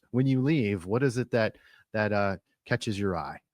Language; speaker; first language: English; native; English